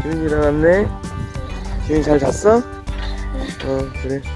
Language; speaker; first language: Korean; native; Korean